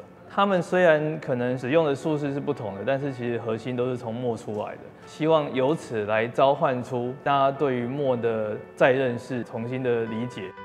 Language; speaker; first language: Chinese; native; Chinese